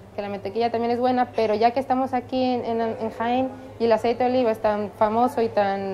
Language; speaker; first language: Spanish; native; Spanish